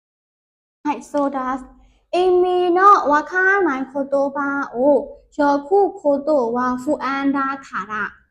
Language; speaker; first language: Japanese; non-native, learner; Burmese